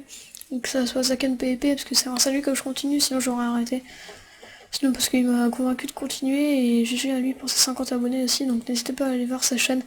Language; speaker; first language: French; native; French